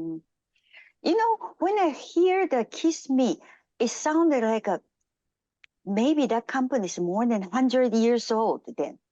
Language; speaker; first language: English; non-native, fluent; Japanese